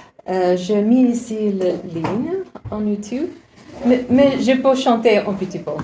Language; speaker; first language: French; non-native, learner; Uzbek